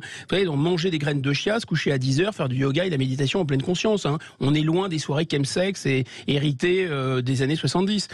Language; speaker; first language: French; native; French